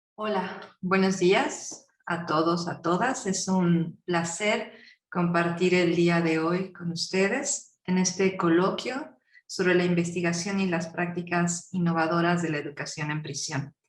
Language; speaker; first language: Spanish; native; Spanish